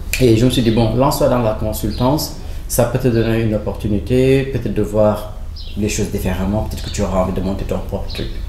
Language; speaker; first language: French; non-native, local second language; Wolof